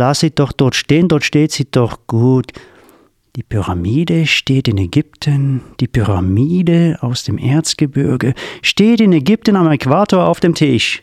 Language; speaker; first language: German; native; German